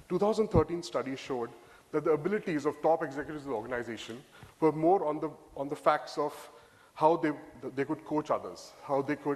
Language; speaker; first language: English; non-native, local second language; Bangla